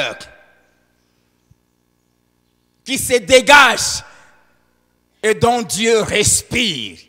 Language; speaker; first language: French; non-native, local second language; Lingala